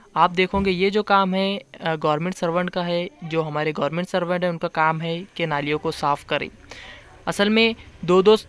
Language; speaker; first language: Hindi; non-native, local second language; Urdu